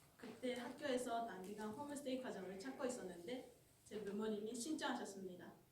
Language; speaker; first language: Korean; non-native, fluent; Japanese